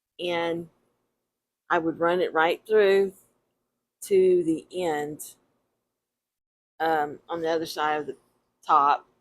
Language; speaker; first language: English; native; English